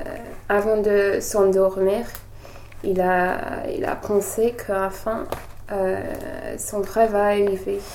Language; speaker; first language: French; non-native, learner; English